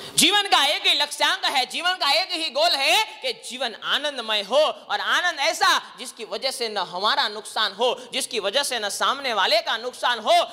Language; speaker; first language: Hindi; non-native, local second language; Gujarati